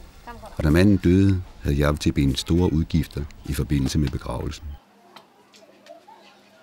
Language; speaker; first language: Danish; native; Danish